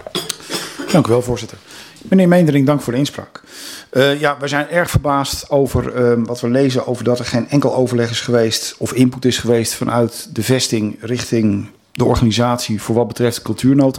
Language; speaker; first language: Dutch; native; Dutch